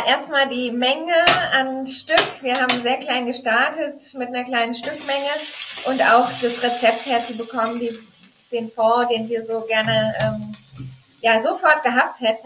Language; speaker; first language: German; native; German